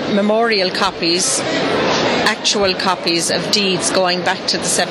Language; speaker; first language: English; native; English